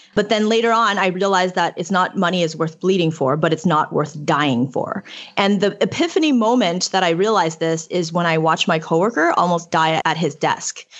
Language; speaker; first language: English; early bilingual, other home language; Chinese